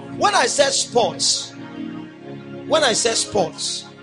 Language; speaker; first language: English; non-native, local second language; Yoruba